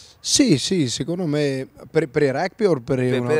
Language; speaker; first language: Italian; non-native, learner; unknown